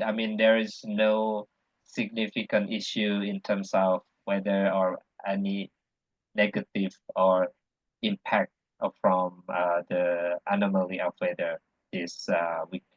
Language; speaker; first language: English; non-native, fluent; Indonesian